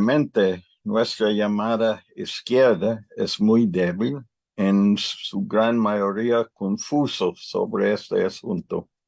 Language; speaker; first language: Spanish; non-native, learner; English